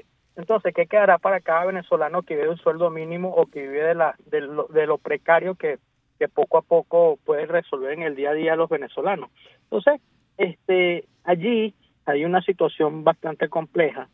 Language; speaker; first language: Spanish; native; Spanish